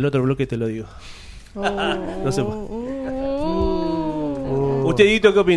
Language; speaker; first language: Spanish; native; Spanish